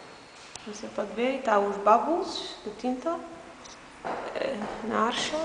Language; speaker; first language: Portuguese; early bilingual, heritage; English